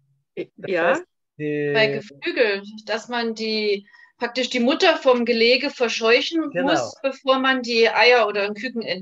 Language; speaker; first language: German; native; German